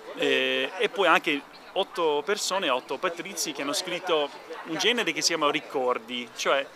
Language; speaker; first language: Italian; non-native, fluent; English